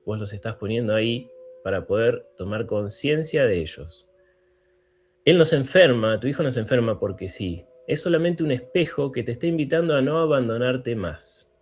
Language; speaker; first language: Spanish; native; Spanish